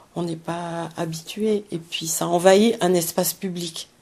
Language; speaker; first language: French; early bilingual, other home language; Vietnamese